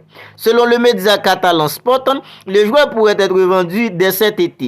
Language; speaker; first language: French; native; French